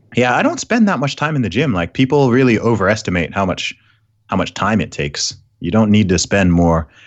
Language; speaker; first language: English; early bilingual, other home language; Arabic